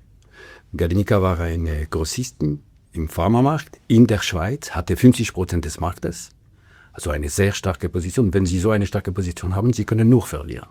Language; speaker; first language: German; non-native, local second language; French